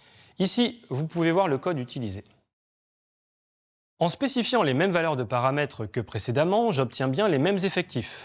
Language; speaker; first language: French; native; French